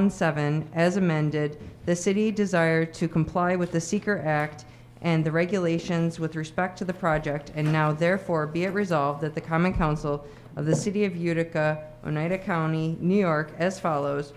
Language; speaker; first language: English; native; English